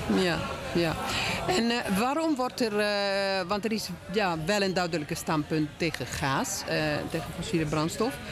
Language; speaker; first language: Dutch; non-native, fluent; Italian